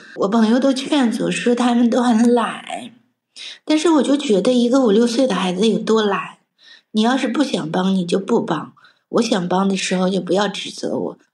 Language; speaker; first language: Chinese; native; Chinese